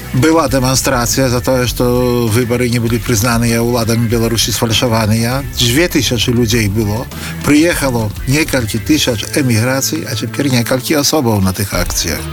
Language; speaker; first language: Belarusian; native; Belarusian